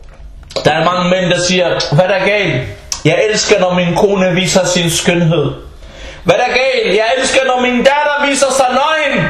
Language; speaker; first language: Danish; early bilingual, other home language; Arabic